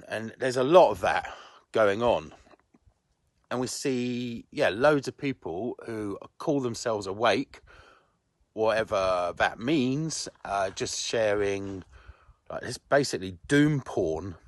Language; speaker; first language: English; native; English